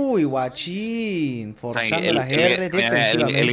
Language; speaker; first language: Spanish; native; Spanish